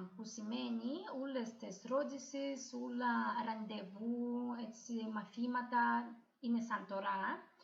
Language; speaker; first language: Greek; non-native, learner; Russian